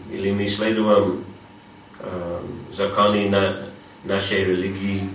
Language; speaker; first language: Russian; non-native, fluent; English